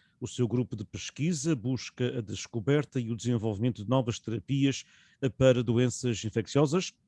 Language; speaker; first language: Portuguese; native; Portuguese